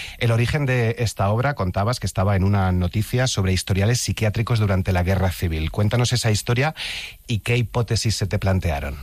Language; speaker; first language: Spanish; native; Spanish